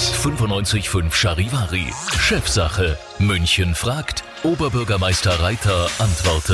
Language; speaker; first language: German; native; German